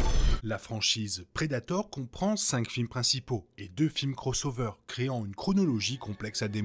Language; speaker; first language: French; native; French